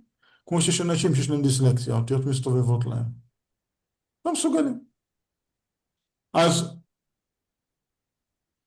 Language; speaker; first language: Hebrew; native; Hebrew